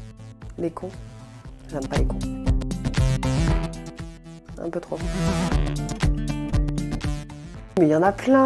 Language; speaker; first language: French; native; French